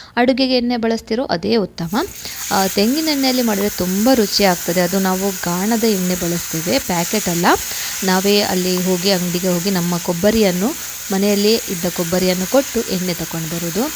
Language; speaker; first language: Kannada; non-native, local second language; Tulu